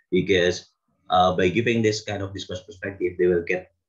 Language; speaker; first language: English; non-native, fluent; Indonesian